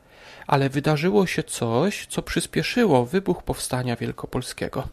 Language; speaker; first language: Polish; native; Polish